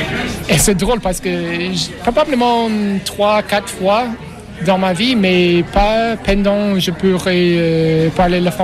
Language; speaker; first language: French; non-native, learner; English